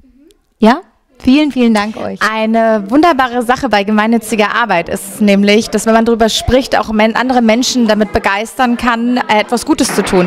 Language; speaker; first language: German; native; German